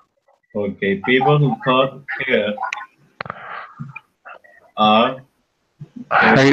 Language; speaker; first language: English; non-native, fluent; Spanish